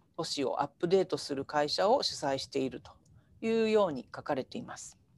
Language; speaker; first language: Japanese; native; Japanese